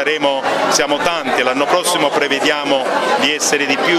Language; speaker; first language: Italian; native; Italian